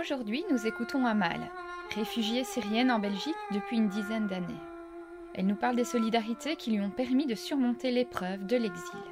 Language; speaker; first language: French; native; French